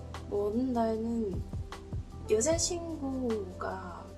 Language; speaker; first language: Korean; non-native, learner; Cantonese